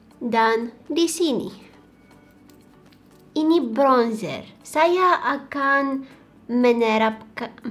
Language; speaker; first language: Indonesian; non-native, learner; Bulgarian